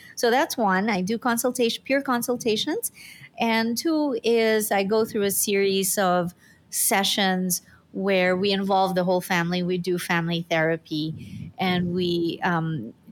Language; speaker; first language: English; non-native, local second language; Filipino